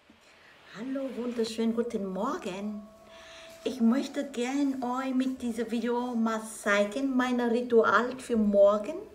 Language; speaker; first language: German; non-native, learner; Vietnamese